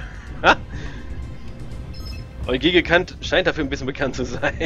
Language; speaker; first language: German; native; German